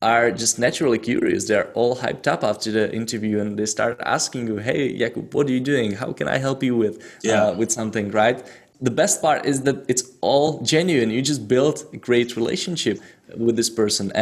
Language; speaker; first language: English; non-native, fluent; Czech